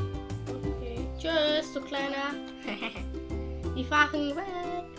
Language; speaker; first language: German; early bilingual, other home language; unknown